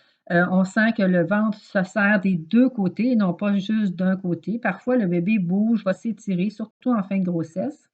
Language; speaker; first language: French; native; French